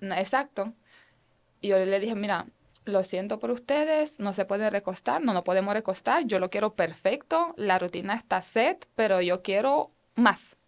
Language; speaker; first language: Spanish; non-native, fluent; Romanian